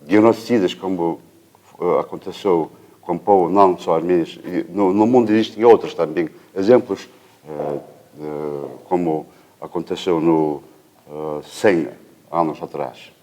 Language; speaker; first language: Portuguese; non-native, fluent; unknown